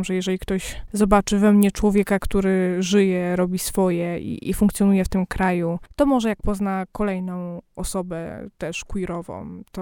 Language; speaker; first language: Polish; native; Polish